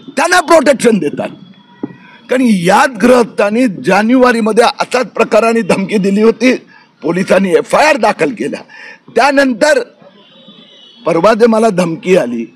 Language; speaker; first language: Marathi; non-native, local second language; Gujarati